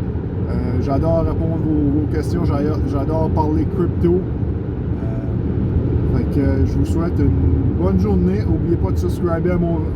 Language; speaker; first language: French; native; French